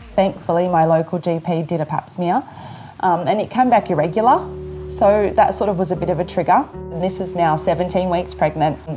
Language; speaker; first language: English; native; English